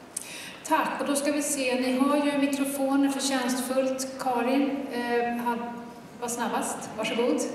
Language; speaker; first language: Swedish; native; Swedish